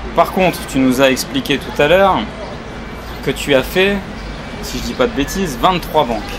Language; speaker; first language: French; native; French